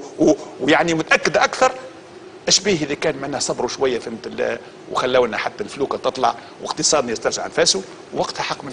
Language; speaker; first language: Arabic; native; Arabic